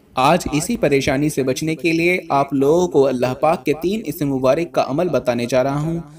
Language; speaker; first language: Urdu; native; Urdu